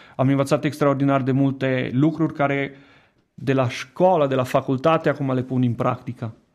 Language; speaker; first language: Romanian; non-native, fluent; Italian